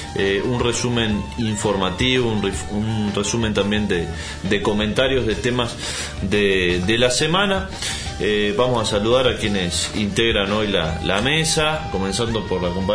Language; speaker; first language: Spanish; native; Spanish